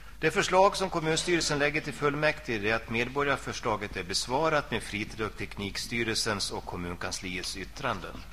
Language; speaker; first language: Swedish; native; Swedish